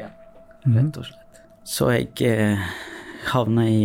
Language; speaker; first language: Norwegian; non-native, fluent; Tamil